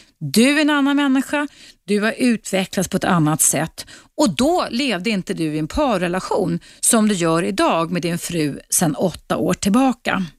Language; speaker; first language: Swedish; native; Swedish